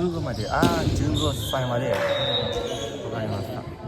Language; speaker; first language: Japanese; non-native, learner; Indonesian